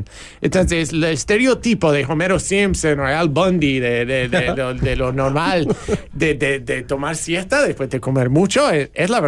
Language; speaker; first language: Spanish; non-native, fluent; English